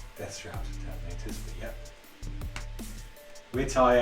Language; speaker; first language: English; native; English